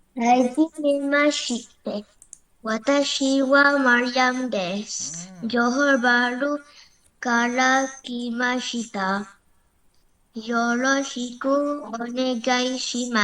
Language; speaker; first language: Japanese; non-native, learner; Malay